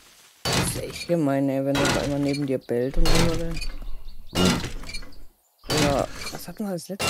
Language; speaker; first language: German; native; German